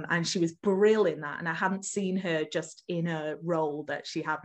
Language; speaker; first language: English; native; English